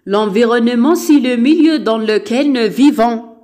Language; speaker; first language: French; non-native, local second language; Arabic